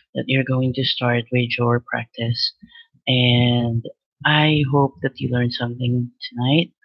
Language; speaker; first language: English; non-native, local second language; Filipino